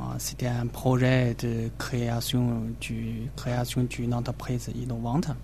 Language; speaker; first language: French; non-native, fluent; Chinese